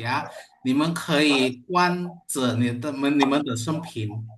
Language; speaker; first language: Chinese; non-native, fluent; Indonesian